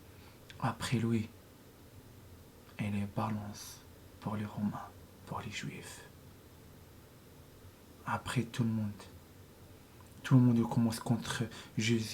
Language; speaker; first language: French; non-native, learner; Arabic